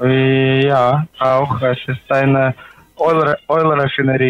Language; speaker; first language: German; non-native, learner; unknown